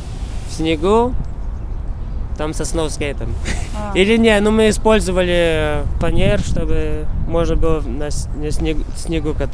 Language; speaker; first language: Russian; non-native, local second language; Latvian